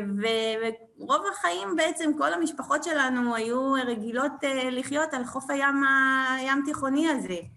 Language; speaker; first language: Hebrew; early bilingual, other home language; French